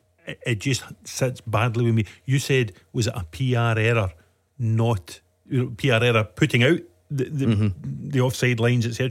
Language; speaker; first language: English; native; English